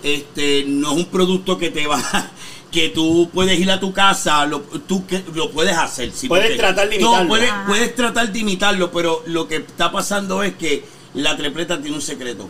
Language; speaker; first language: Spanish; native; Spanish